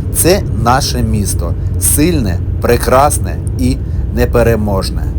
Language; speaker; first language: Ukrainian; non-native, local second language; Russian